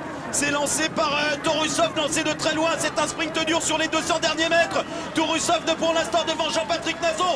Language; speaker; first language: French; native; French